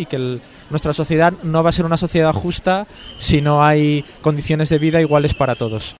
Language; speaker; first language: Spanish; native; Spanish